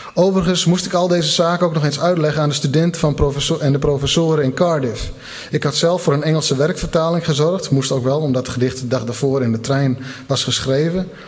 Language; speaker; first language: Dutch; non-native, local second language; Western Frisian